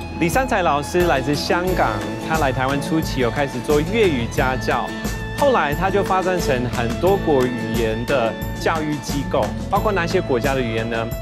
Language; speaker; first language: Chinese; native; Chinese